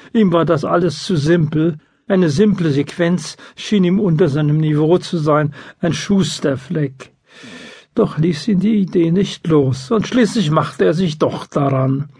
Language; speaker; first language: German; native; German